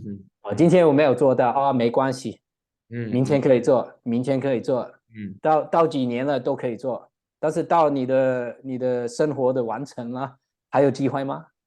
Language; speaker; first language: Chinese; non-native, learner; English